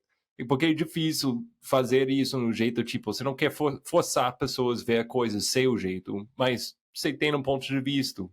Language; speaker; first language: Portuguese; non-native, fluent; English